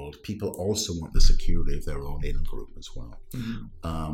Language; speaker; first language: English; non-native, local second language; Welsh